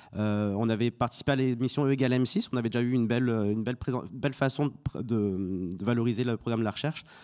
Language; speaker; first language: French; native; French